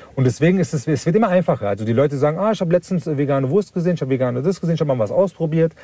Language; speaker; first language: German; early bilingual, other home language; Turkish